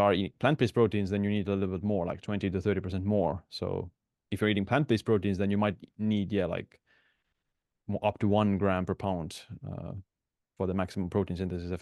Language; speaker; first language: English; non-native, fluent; Estonian